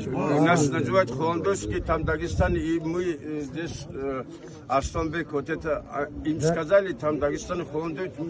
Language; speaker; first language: Russian; non-native, local second language; Chechen